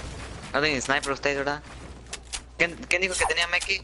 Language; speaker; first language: Spanish; early bilingual, heritage; Spanish